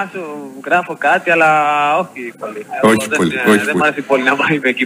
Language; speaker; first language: Greek; non-native, learner; Spanish